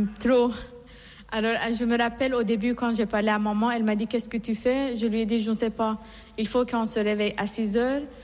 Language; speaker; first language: French; non-native, fluent; Persian